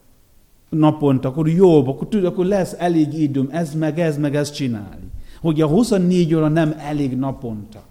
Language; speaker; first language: Hungarian; non-native, fluent; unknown